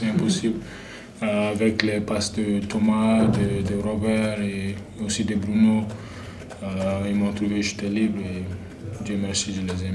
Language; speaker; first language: French; non-native, fluent; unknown